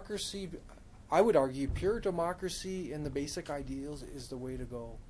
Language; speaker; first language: English; native; English